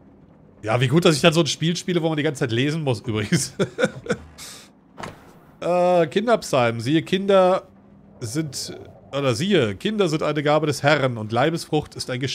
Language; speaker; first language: German; native; German